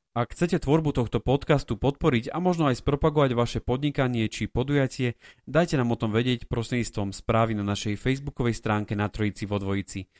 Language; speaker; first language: Slovak; native; Slovak